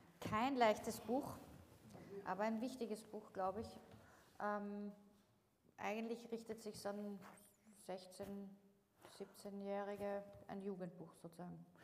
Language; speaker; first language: German; native; German